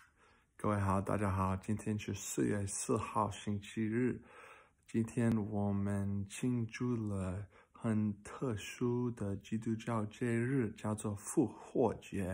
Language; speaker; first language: Chinese; non-native, learner; English